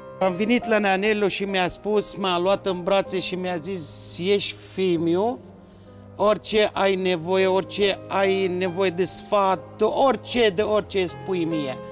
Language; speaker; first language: Romanian; non-native, fluent; Arabic